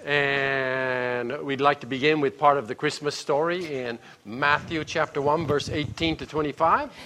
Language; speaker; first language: English; native; English